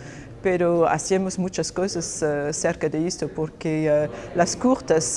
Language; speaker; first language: Spanish; non-native, fluent; Portuguese